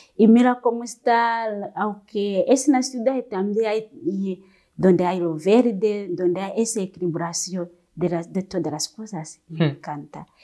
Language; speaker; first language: Spanish; non-native, learner; Kinyarwanda